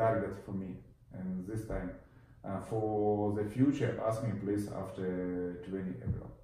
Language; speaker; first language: English; non-native, learner; Russian